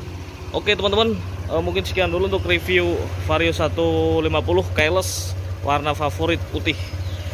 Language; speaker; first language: Indonesian; native; Indonesian